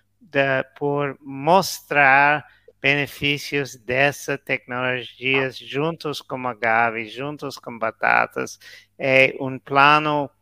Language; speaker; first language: Portuguese; non-native, learner; English